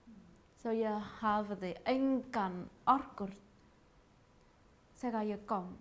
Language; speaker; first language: Icelandic; non-native, learner; Vietnamese